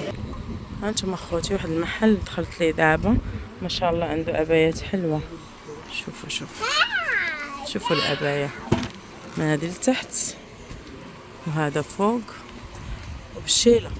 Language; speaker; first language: Arabic; native; Arabic